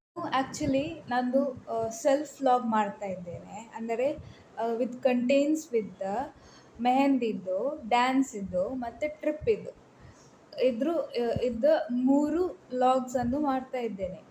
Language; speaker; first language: Kannada; non-native, local second language; Konkani